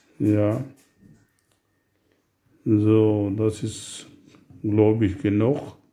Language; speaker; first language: German; non-native, learner; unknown